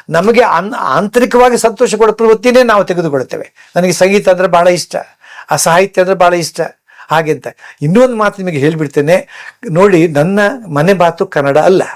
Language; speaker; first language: Kannada; native; Kannada